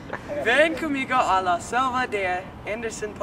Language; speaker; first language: Spanish; non-native, learner; English